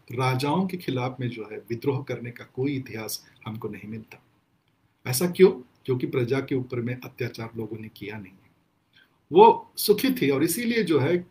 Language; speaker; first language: Hindi; non-native, local second language; Gondi